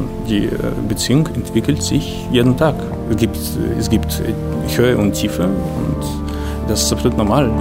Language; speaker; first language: German; non-native, fluent; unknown